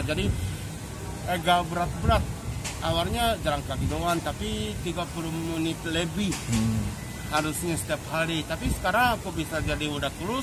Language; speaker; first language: Indonesian; non-native, fluent; Japanese